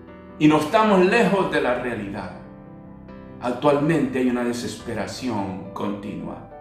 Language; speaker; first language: Spanish; native; Spanish